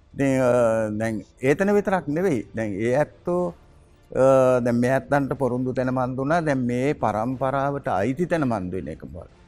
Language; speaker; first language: Sinhala; native; Sinhala